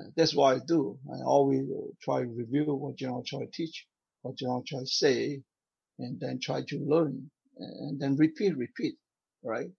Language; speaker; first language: English; non-native, fluent; Vietnamese